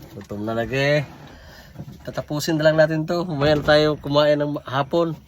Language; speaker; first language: Filipino; non-native, local second language; Cebuano